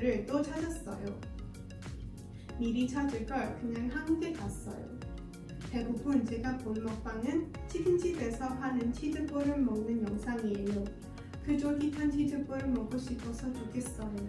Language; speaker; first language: Korean; non-native, learner; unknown